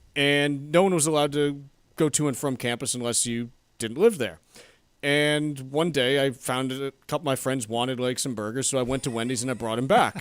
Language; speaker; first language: English; native; English